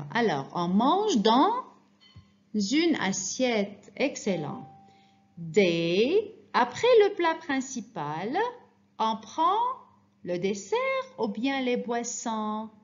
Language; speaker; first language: French; non-native, fluent; Arabic